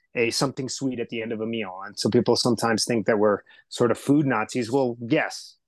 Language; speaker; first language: English; early bilingual, other home language; Spanish